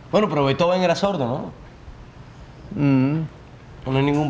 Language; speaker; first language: Spanish; native; Spanish